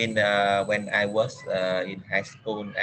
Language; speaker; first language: English; non-native, learner; Vietnamese